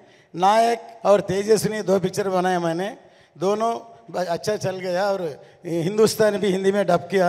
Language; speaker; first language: Hindi; non-native, local second language; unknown